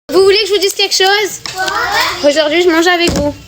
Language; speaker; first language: French; native; French